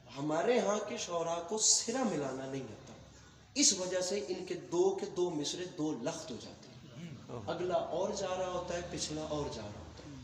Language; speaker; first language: Urdu; non-native, local second language; Punjabi